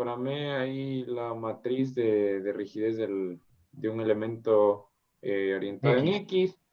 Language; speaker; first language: Spanish; native; Spanish